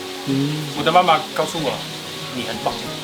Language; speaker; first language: Chinese; non-native, learner; Vietnamese